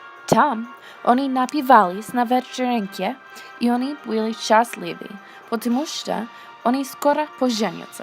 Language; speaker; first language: Russian; non-native, learner; English